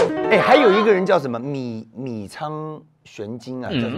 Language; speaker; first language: Chinese; native; Chinese